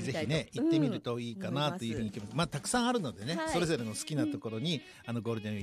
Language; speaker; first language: Japanese; native; Japanese